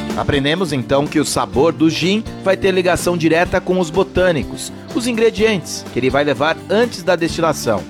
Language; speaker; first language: Portuguese; native; Portuguese